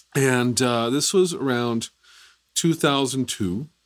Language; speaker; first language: English; native; English